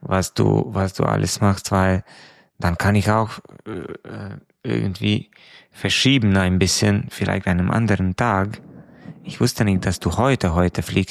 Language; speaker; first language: German; non-native, fluent; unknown